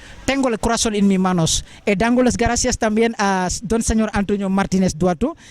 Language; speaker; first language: Spanish; non-native, learner; Wolof